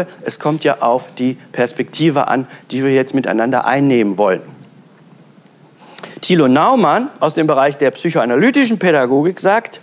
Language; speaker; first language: German; native; German